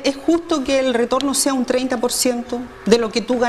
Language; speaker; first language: Spanish; native; Spanish